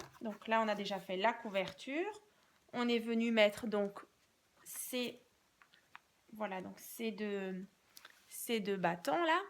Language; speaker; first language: French; native; French